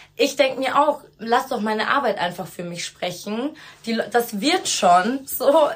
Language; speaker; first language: German; native; German